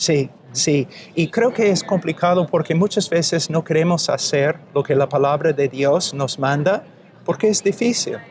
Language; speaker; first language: Spanish; non-native, fluent; English